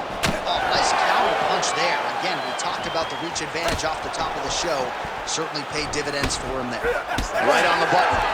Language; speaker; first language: English; native; English